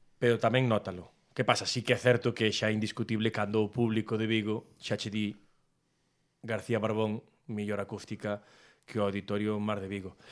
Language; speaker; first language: Galician; native; Galician